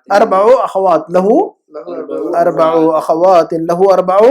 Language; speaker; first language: Arabic; non-native, fluent; Urdu